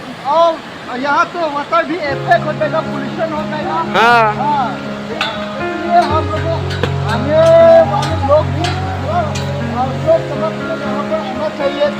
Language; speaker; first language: Hindi; non-native, local second language; Karbi